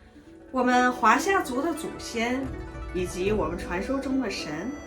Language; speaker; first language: Chinese; native; Chinese